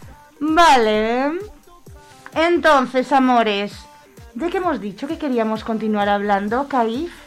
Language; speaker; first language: Spanish; native; Spanish